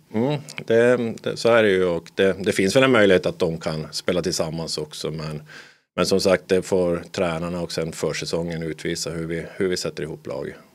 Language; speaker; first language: Swedish; native; Swedish